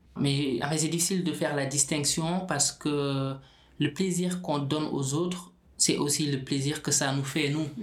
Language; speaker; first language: French; non-native, local second language; Wolof